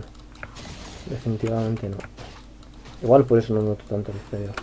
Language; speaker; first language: Spanish; native; Spanish